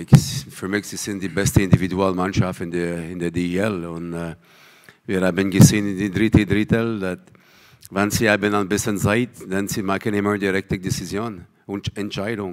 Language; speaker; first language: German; non-native, learner; French